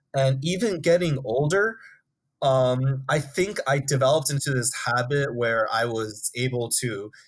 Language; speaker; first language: English; native; English